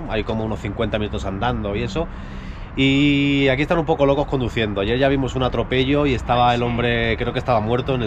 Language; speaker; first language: Spanish; native; Spanish